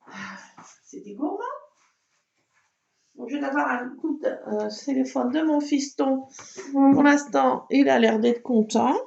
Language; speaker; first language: French; native; French